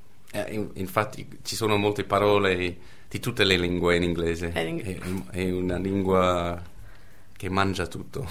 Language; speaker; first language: Italian; non-native, fluent; English